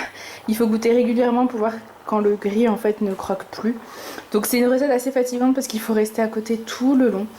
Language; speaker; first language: French; native; French